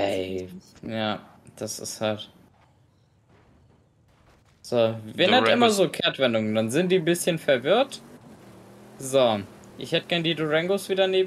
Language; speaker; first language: German; native; German